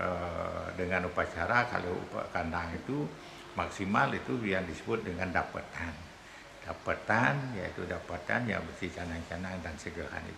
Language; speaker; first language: Indonesian; non-native, local second language; Balinese